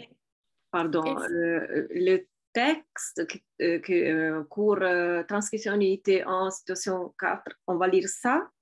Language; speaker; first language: French; non-native, fluent; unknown